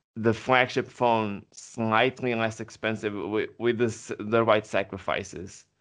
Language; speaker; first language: English; non-native, fluent; Portuguese